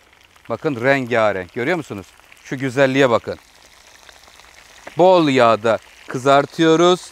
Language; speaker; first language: Turkish; native; Turkish